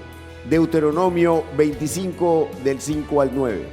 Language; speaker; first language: Spanish; native; Spanish